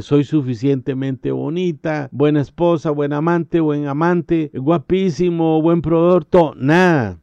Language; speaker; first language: Spanish; native; Spanish